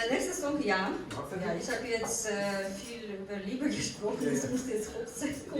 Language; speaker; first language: German; non-native, fluent; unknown